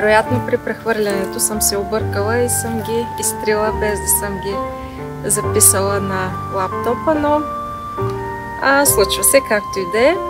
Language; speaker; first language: Bulgarian; native; Bulgarian